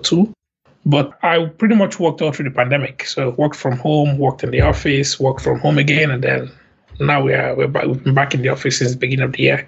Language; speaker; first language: English; non-native, local second language; Igbo